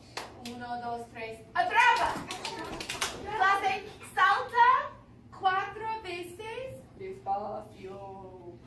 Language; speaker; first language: Spanish; non-native, fluent; English